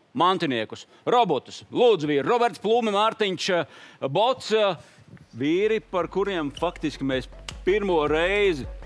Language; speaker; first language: Latvian; native; Latvian